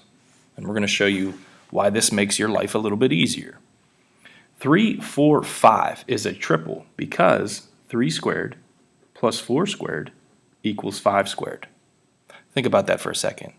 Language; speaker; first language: English; native; English